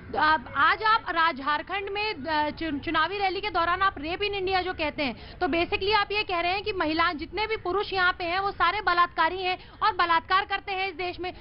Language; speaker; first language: Hindi; native; Hindi